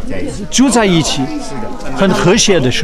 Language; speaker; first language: Chinese; non-native, fluent; English